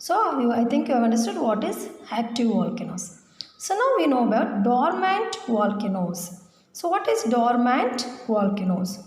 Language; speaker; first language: English; non-native, local second language; Kannada